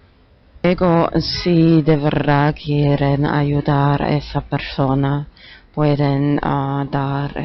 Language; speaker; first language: Spanish; non-native, learner; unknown